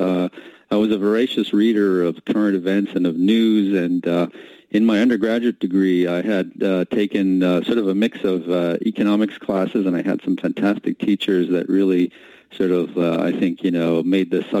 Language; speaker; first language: English; native; English